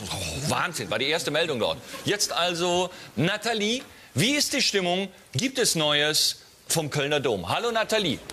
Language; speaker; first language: German; native; German